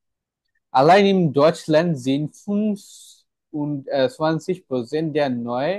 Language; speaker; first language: German; non-native, fluent; Bangla